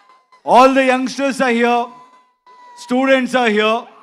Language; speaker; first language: Telugu; non-native, learner; Kannada